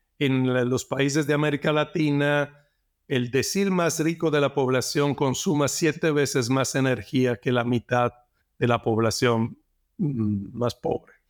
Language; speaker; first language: Spanish; non-native, fluent; Italian